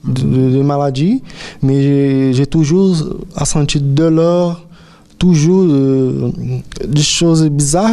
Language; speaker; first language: French; non-native, fluent; Portuguese